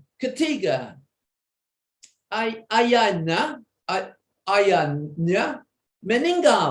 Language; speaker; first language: Indonesian; non-native, fluent; English